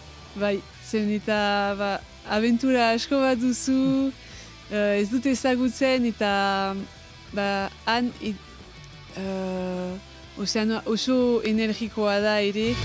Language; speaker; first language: Basque; non-native, local second language; French